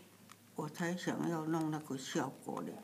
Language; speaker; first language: Chinese; native; Chinese